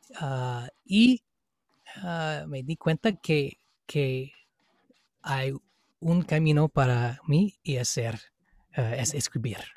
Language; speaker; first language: Spanish; non-native, fluent; English